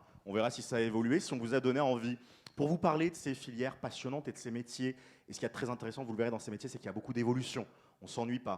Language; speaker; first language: French; native; French